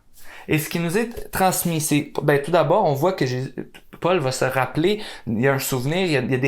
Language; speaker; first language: French; native; French